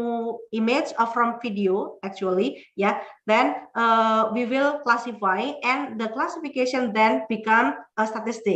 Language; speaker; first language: English; non-native, fluent; Indonesian